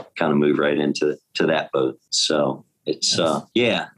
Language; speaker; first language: English; native; English